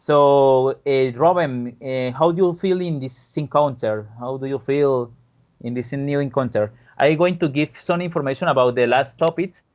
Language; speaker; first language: English; non-native, fluent; Spanish